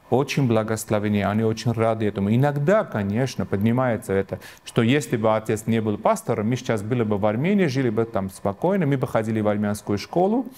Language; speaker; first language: Russian; non-native, local second language; Armenian